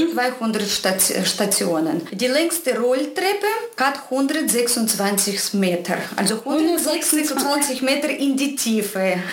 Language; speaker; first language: German; non-native, fluent; Russian